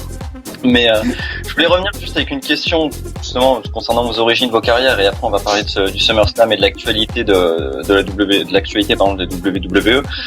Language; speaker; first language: French; native; French